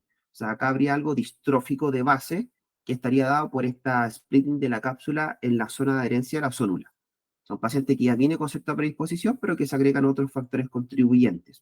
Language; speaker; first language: Spanish; native; Spanish